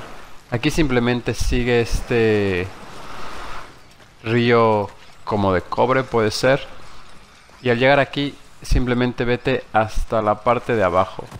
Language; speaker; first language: Spanish; native; Spanish